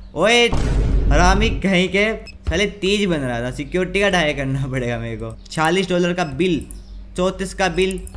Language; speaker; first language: Hindi; native; Hindi